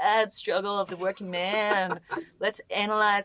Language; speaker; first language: English; native; English